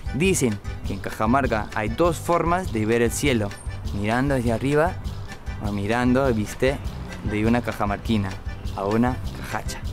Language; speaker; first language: Spanish; non-native, fluent; English